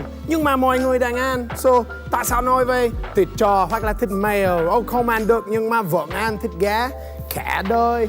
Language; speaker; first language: Vietnamese; non-native, learner; English